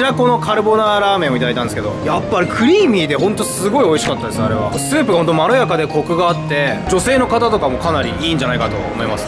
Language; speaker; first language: Japanese; native; Japanese